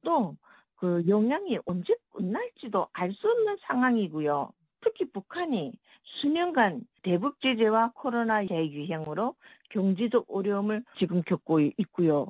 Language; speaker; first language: Korean; native; Korean